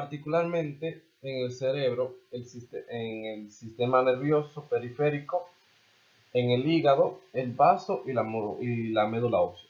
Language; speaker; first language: Spanish; native; Spanish